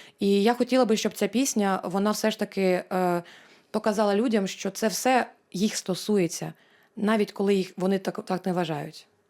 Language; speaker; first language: Ukrainian; non-native, local second language; Russian